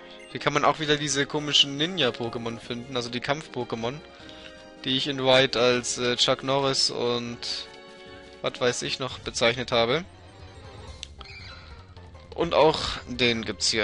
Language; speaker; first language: German; native; German